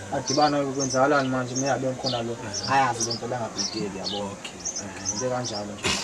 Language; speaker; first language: Zulu; non-native, local second language; Xhosa